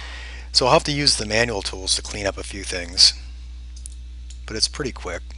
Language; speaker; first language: English; native; English